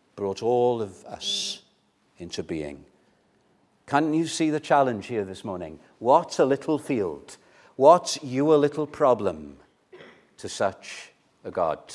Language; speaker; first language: English; native; English